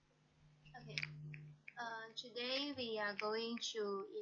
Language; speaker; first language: English; non-native, learner; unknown